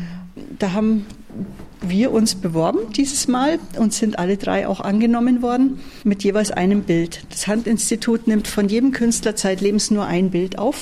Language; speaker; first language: German; native; German